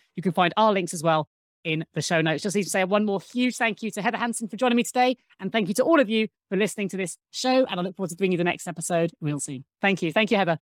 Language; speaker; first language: English; native; English